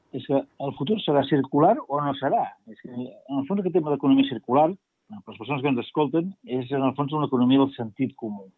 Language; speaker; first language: Catalan; native; Catalan